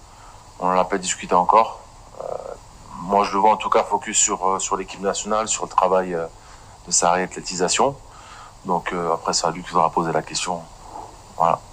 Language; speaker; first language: French; native; French